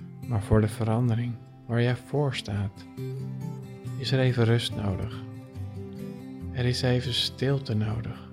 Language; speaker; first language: Dutch; native; Dutch